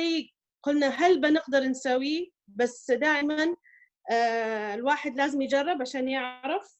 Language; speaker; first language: Arabic; native; Arabic